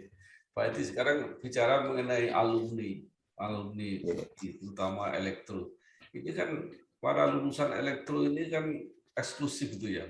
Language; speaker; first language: Indonesian; native; Indonesian